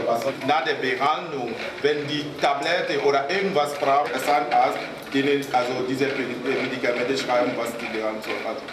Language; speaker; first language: German; non-native, learner; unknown